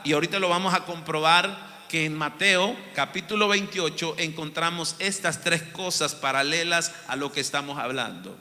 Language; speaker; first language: Spanish; native; Spanish